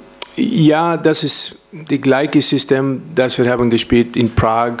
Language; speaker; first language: German; non-native, learner; English